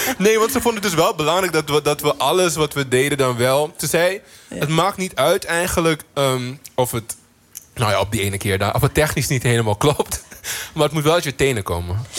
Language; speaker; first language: Dutch; native; Dutch